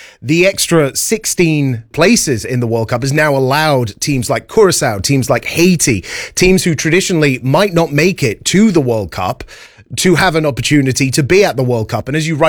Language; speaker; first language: English; native; English